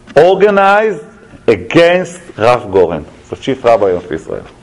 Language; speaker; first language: English; non-native, fluent; Hebrew